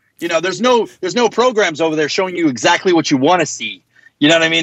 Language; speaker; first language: English; native; English